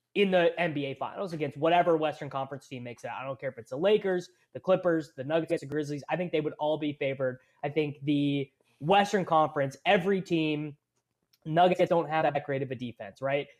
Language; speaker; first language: English; native; English